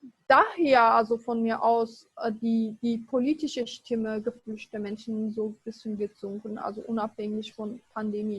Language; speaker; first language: German; non-native, fluent; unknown